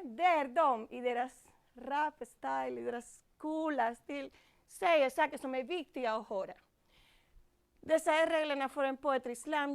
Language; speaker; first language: Swedish; non-native, fluent; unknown